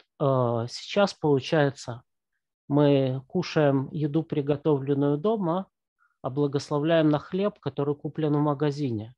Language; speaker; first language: Russian; native; Russian